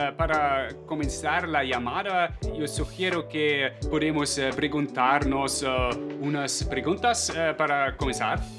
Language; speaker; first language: Spanish; non-native, fluent; German